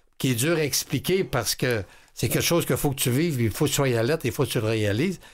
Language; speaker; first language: French; native; French